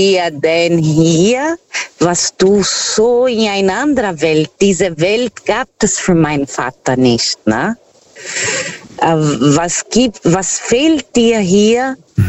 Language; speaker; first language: German; non-native, fluent; Portuguese